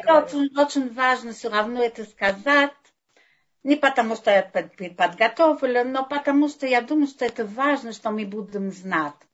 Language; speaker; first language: Russian; non-native, fluent; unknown